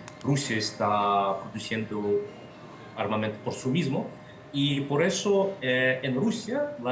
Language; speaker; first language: Spanish; non-native, fluent; Russian